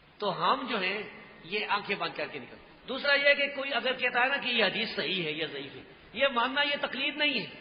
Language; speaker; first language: Urdu; non-native, local second language; Pashto